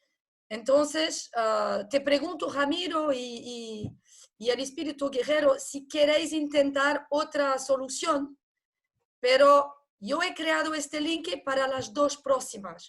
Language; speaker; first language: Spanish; non-native, fluent; Portuguese